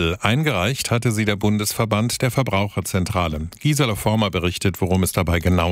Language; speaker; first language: German; native; German